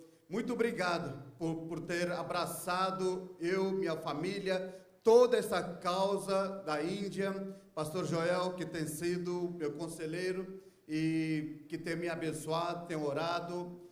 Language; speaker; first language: Portuguese; non-native, fluent; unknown